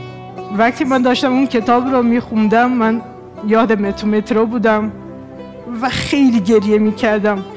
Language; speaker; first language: Persian; non-native, fluent; Portuguese